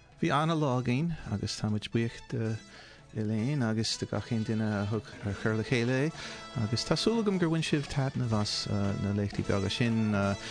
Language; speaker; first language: Irish; non-native, fluent; English